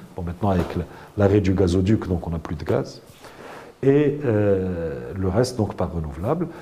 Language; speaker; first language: French; non-native, local second language; Arabic